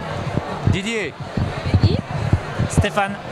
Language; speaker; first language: English; non-native, fluent; French